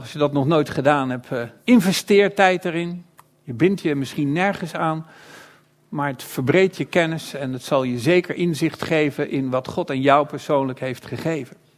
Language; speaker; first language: Dutch; native; Dutch